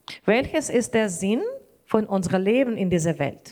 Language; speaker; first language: German; non-native, learner; Portuguese